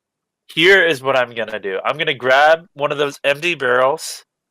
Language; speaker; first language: English; native; English